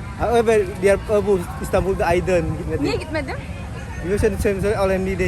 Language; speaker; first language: Turkish; non-native, learner; Indonesian